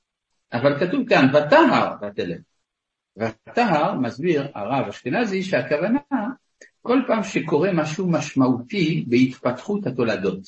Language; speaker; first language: Hebrew; non-native, fluent; French